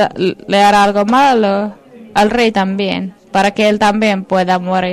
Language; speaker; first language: Spanish; non-native, fluent; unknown